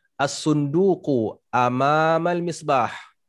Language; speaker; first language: Arabic; non-native, fluent; Malay